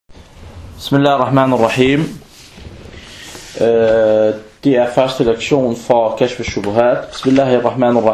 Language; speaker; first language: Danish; early bilingual, other home language; Arabic